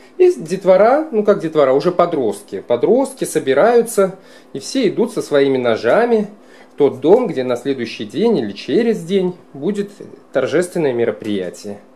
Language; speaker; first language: Russian; non-native, local second language; Kara-Kalpak